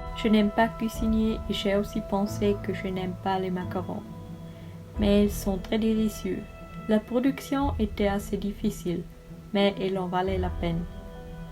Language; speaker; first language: French; non-native, learner; Swiss German